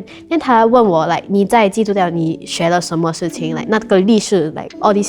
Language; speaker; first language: Chinese; non-native, local second language; English